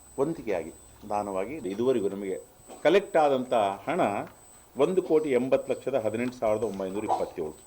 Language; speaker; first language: Kannada; non-native, local second language; Lambadi